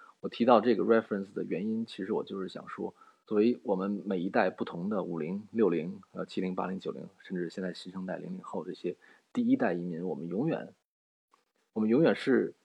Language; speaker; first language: Chinese; native; Chinese